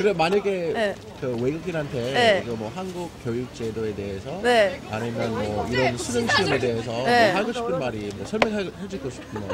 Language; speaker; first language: Korean; non-native, learner; English